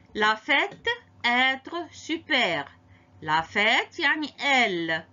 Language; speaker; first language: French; non-native, fluent; Arabic